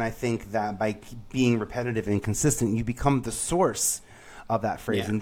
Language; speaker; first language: English; native; English